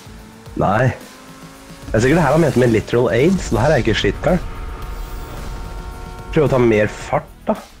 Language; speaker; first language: Norwegian; native; Norwegian